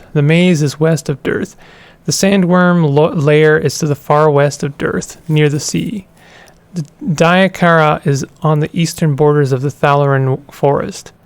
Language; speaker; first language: English; native; English